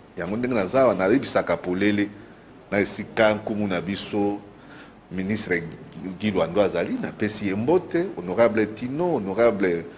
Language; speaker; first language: Lingala; non-native, local second language; Mongo